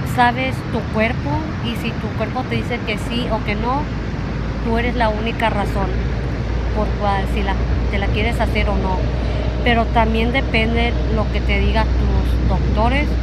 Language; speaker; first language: Spanish; early bilingual, heritage; Spanish